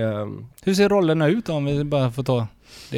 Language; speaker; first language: Swedish; native; Swedish